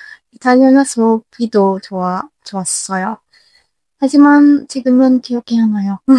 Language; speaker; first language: Korean; non-native, learner; Turkish